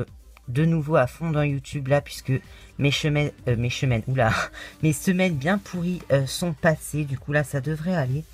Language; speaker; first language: French; native; French